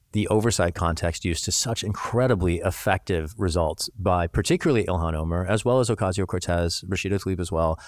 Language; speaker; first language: English; native; English